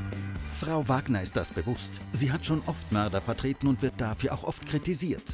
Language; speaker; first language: German; native; German